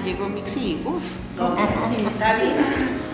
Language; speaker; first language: Spanish; non-native, learner; English